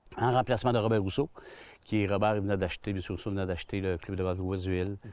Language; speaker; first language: French; native; French